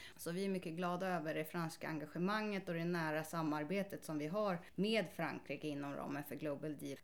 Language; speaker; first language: Swedish; native; Swedish